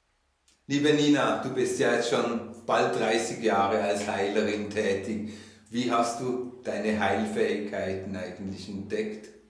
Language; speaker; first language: German; native; German